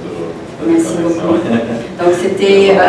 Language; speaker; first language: French; non-native, local second language; Arabic